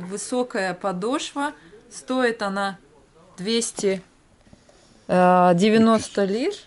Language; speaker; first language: Russian; native; Russian